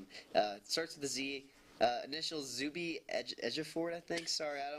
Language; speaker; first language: English; native; English